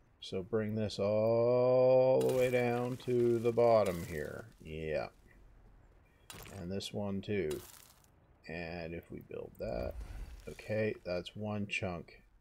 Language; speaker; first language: English; native; English